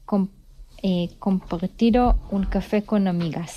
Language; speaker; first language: Spanish; non-native, learner; Hebrew